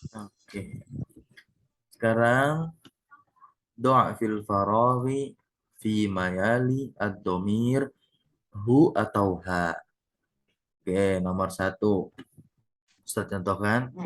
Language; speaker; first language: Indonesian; native; Indonesian